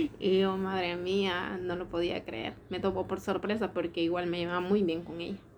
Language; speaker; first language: Spanish; native; Spanish